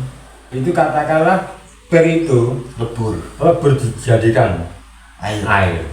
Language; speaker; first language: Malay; non-native, local second language; Javanese